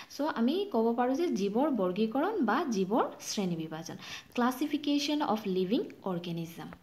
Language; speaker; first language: Assamese; non-native, local second language; Bangla